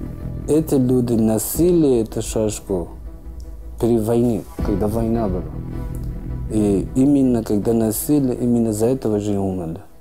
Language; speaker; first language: Russian; non-native, learner; Persian